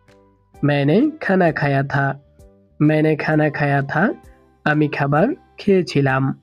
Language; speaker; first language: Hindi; non-native, learner; Bangla